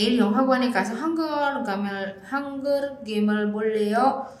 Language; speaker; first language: Korean; non-native, fluent; Indonesian